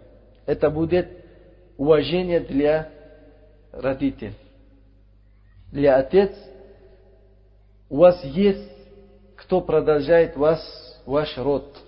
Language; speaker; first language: Russian; non-native, fluent; Uzbek